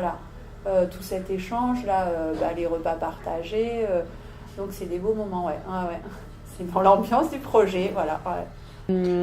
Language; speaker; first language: French; native; French